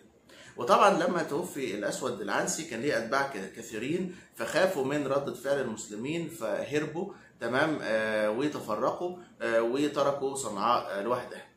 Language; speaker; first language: Arabic; native; Arabic